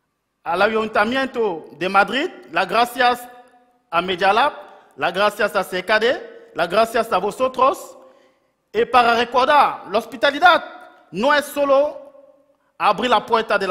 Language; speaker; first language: Spanish; non-native, local second language; French